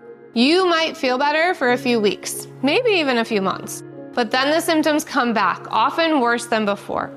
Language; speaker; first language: English; native; English